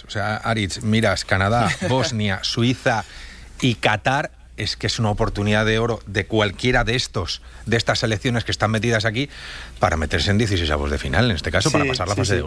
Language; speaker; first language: Spanish; native; Spanish